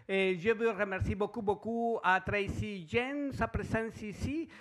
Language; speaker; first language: French; non-native, learner; Spanish